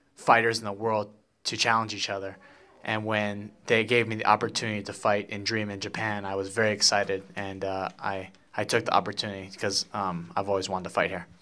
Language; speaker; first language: English; native; English